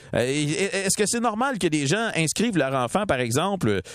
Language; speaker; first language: French; native; French